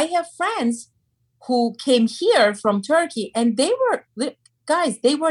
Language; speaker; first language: English; non-native, fluent; Turkish